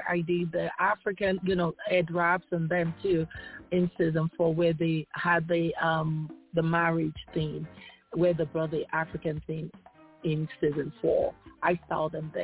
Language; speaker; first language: English; non-native, local second language; Yoruba